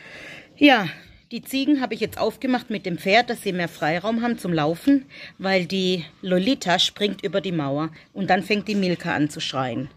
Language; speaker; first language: German; native; German